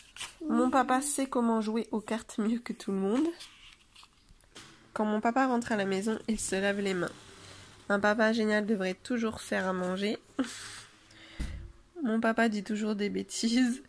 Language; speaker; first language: French; native; French